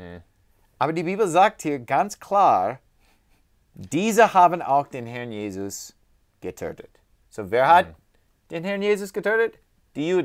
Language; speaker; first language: German; non-native, fluent; English